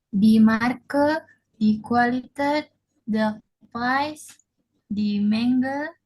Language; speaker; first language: German; non-native, learner; Indonesian